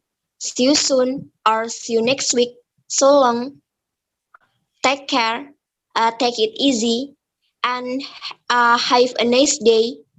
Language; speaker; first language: English; non-native, learner; Indonesian